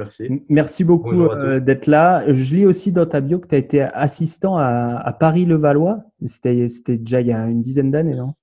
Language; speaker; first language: French; native; French